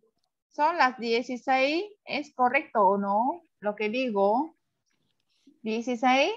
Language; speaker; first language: Spanish; non-native, fluent; Vietnamese